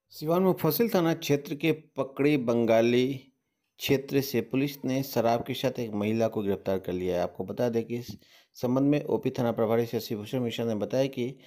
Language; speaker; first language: Hindi; native; Hindi